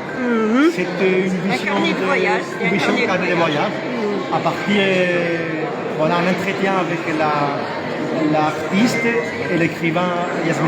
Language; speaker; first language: French; non-native, fluent; Spanish